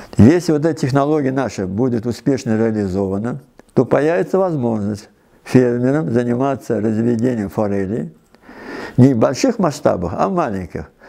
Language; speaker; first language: Russian; non-native, local second language; Uzbek